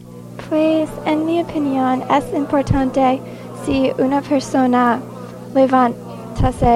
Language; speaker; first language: Spanish; non-native, learner; English